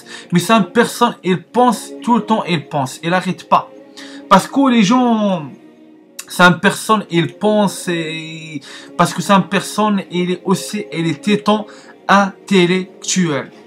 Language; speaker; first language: French; non-native, learner; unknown